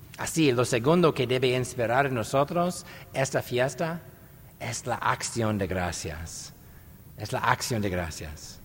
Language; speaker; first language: Spanish; non-native, fluent; English